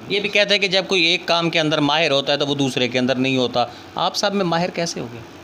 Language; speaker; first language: Urdu; non-native, local second language; Punjabi